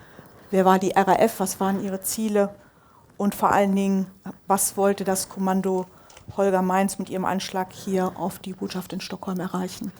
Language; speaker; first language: German; native; German